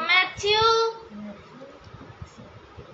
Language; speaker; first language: Hindi; non-native, local second language; Bangla